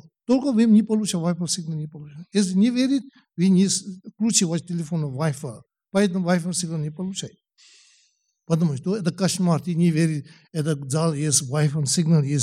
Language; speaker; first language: Russian; non-native, learner; Tibetan